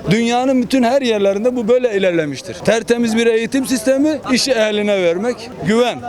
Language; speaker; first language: Turkish; native; Turkish